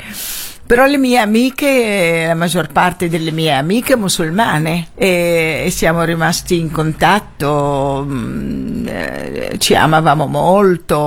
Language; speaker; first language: Italian; non-native, fluent; Arabic